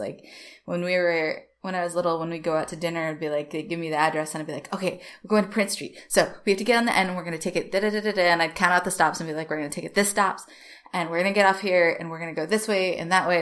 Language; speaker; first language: English; native; English